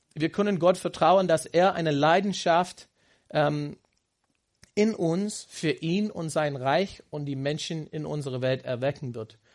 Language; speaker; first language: German; non-native, fluent; English